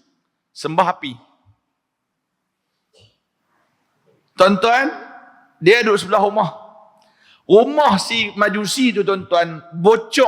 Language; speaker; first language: Malay; native; Malay